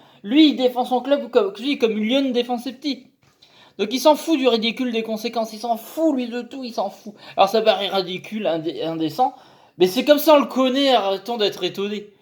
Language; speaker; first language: French; native; French